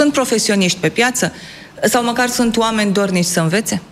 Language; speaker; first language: Romanian; native; Romanian